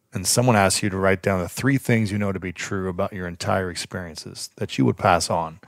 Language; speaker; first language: English; native; English